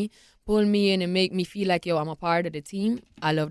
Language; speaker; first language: English; non-native, local second language; Jamaican Creole English